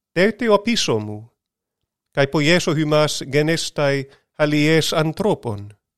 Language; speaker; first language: Greek; non-native, learner; English